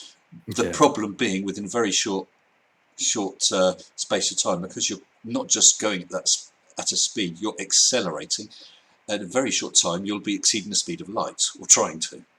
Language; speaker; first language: English; native; English